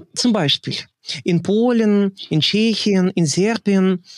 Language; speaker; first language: German; non-native, fluent; Russian